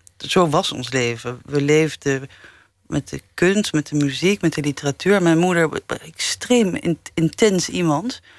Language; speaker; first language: Dutch; early bilingual, other home language; English